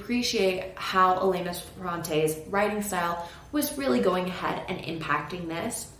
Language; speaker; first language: English; native; English